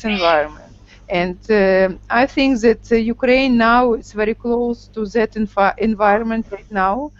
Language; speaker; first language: English; non-native, learner; Russian